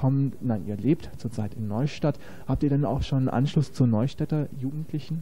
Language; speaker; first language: German; native; German